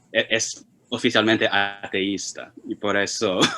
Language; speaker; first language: Spanish; non-native, fluent; Chinese